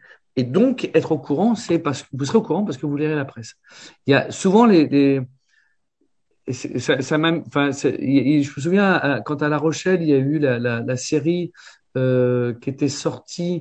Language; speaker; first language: French; native; French